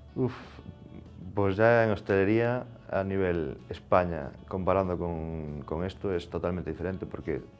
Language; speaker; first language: Spanish; native; Spanish